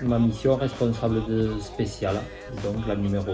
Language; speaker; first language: French; native; French